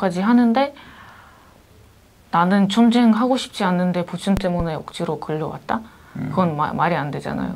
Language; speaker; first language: Korean; non-native, fluent; Ukrainian